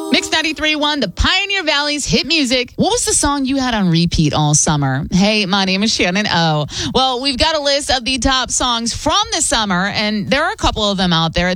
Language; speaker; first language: English; native; English